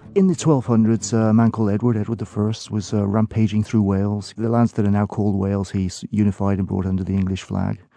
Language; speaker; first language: English; native; English